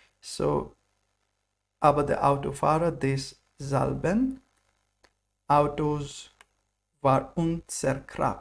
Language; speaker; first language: German; non-native, fluent; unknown